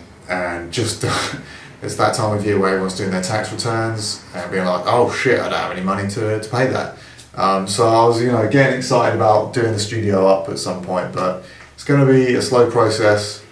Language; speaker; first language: English; native; English